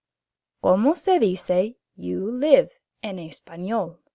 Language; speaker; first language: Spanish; non-native, fluent; English